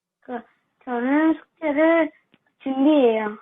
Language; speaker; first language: Chinese; non-native, learner; Korean